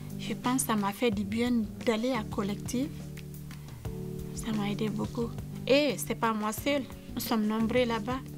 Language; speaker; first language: French; non-native, learner; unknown